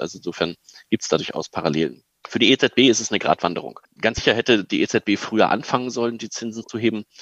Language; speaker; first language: German; native; German